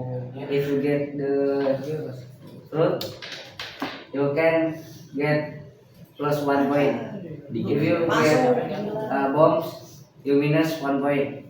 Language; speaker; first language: English; non-native, learner; Indonesian